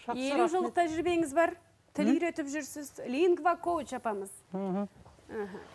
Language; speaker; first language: Kazakh; native; Kazakh